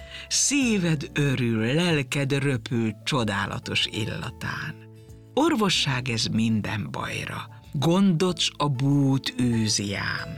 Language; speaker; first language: Hungarian; native; Hungarian